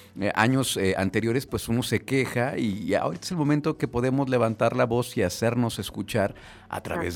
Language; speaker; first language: Spanish; native; Spanish